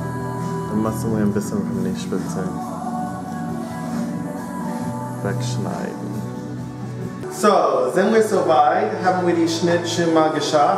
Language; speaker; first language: German; non-native, fluent; English